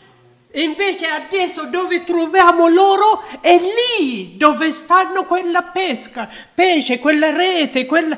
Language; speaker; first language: Italian; non-native, learner; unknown